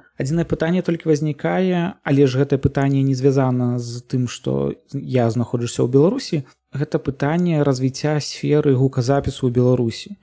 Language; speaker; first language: Belarusian; native; Belarusian